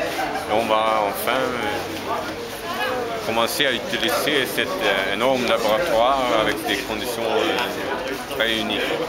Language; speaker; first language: French; non-native, fluent; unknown